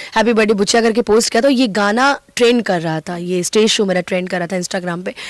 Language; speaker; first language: Hindi; native; Hindi